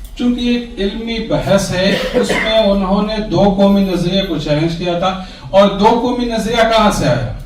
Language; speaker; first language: Urdu; non-native, local second language; Pashto